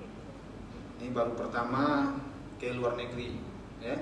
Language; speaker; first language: Indonesian; native; Indonesian